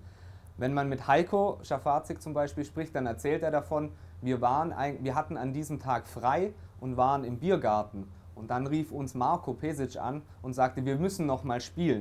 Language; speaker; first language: German; native; German